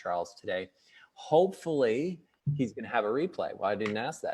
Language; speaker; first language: English; native; English